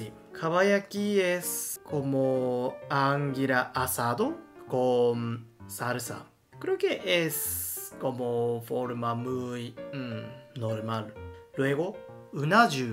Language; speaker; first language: Spanish; non-native, learner; Japanese